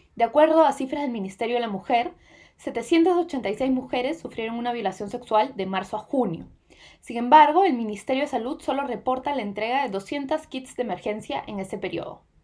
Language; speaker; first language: Spanish; native; Spanish